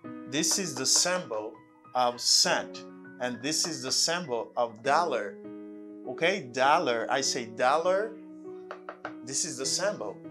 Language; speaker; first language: English; non-native, learner; Haitian Creole